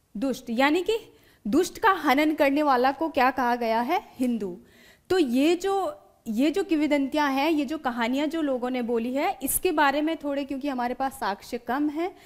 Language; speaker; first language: Hindi; native; Hindi